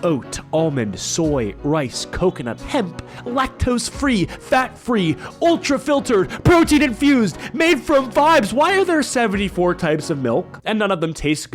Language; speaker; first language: English; native; English